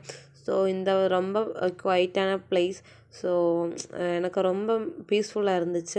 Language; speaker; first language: Tamil; non-native, local second language; Malayalam